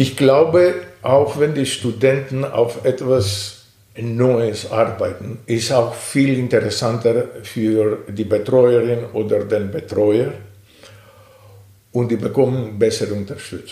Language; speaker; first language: German; non-native, fluent; Greek